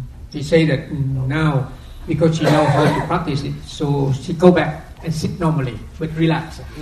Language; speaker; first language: English; non-native, fluent; Vietnamese